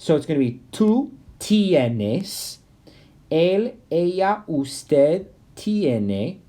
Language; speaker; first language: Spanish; non-native, fluent; English